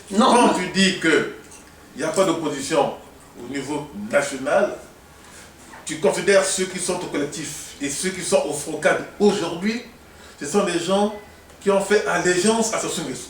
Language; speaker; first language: French; non-native, local second language; Lingala